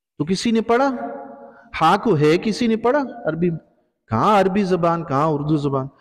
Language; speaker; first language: Urdu; non-native, local second language; Punjabi